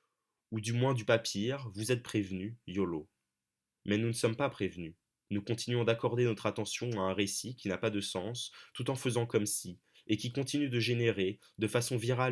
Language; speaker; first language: French; native; French